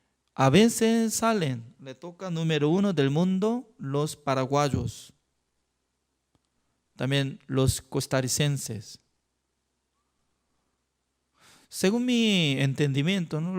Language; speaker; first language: Spanish; non-native, fluent; Korean